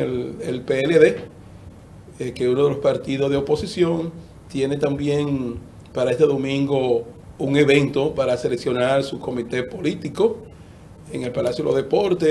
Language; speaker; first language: Spanish; native; Spanish